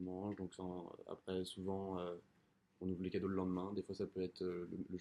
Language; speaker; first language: French; native; French